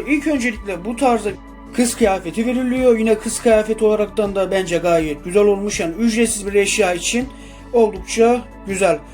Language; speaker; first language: Turkish; native; Turkish